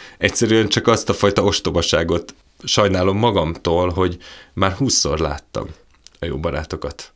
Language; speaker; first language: Hungarian; native; Hungarian